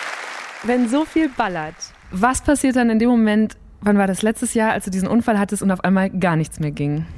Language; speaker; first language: German; native; German